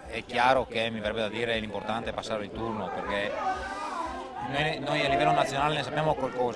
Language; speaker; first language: Italian; native; Italian